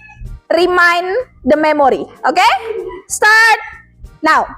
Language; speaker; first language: English; non-native, fluent; Indonesian